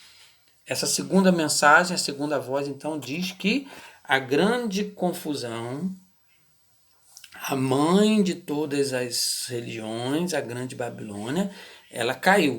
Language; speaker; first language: Portuguese; native; Portuguese